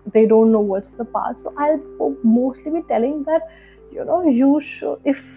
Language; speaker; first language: English; non-native, local second language; Hindi